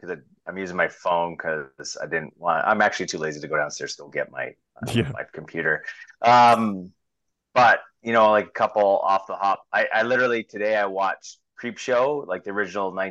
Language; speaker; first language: English; native; English